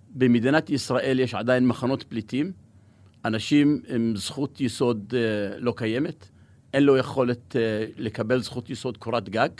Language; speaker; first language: Hebrew; non-native, local second language; Arabic